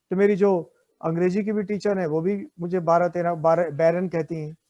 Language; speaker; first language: Hindi; native; Hindi